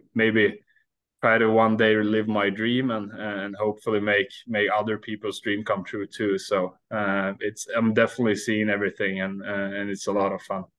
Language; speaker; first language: English; non-native, fluent; Swedish